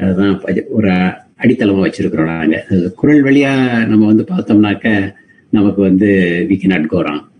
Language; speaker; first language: Tamil; native; Tamil